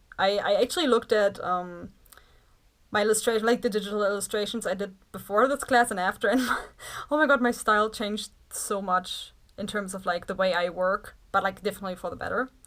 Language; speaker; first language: English; non-native, fluent; German